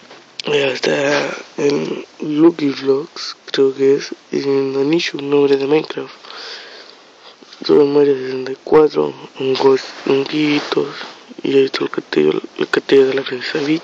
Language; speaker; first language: Spanish; native; Spanish